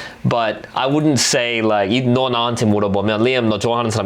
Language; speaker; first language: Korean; non-native, fluent; English